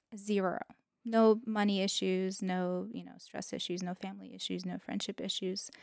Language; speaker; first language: English; non-native, fluent; Russian